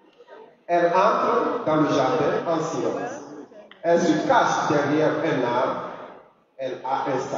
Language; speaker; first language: French; non-native, fluent; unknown